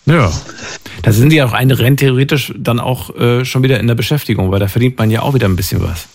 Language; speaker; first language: German; native; German